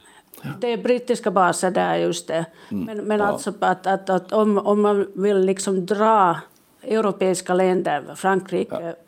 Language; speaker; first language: Swedish; non-native, local second language; Finnish